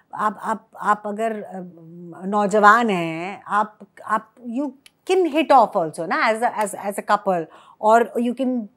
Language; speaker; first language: Hindi; native; Hindi